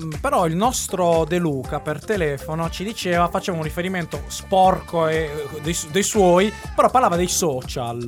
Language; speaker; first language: Italian; native; Italian